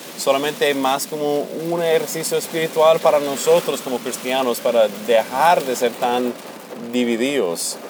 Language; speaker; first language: Spanish; non-native, fluent; English